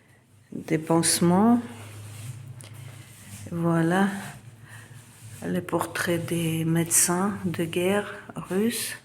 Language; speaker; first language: French; non-native, fluent; Russian